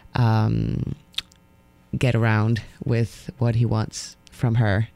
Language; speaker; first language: English; non-native, fluent; Spanish